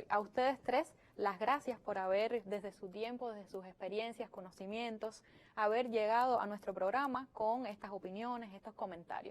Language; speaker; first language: Spanish; native; Spanish